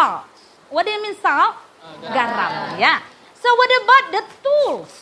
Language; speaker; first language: English; non-native, learner; Indonesian